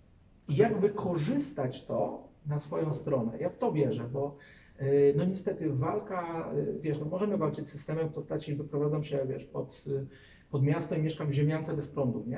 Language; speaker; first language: Polish; native; Polish